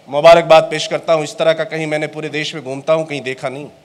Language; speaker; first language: Hindi; native; Hindi